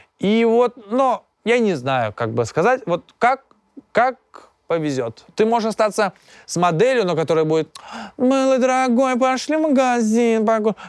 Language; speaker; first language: Russian; non-native, local second language; Tatar